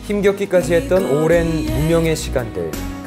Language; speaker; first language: Korean; native; Korean